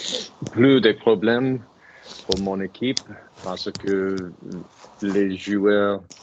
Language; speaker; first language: French; non-native, learner; English